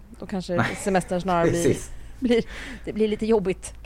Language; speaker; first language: Swedish; native; Swedish